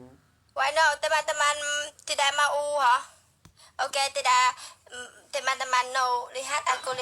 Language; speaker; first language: Indonesian; non-native, learner; Vietnamese